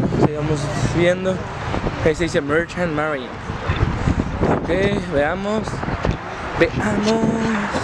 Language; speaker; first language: Spanish; native; Spanish